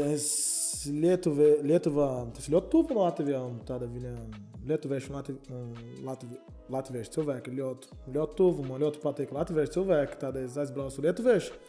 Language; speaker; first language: Latvian; non-native, learner; Portuguese